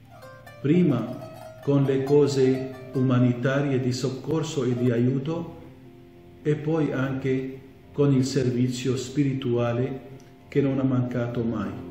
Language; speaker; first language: Italian; non-native, fluent; Arabic